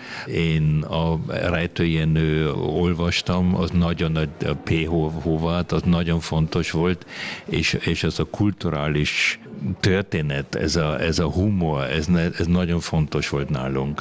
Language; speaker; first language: Hungarian; early bilingual, heritage; Hungarian